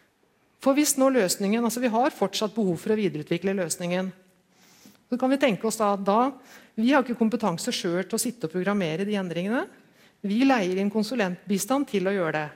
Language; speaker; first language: Norwegian; native; Norwegian